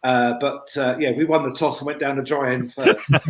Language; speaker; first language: English; native; English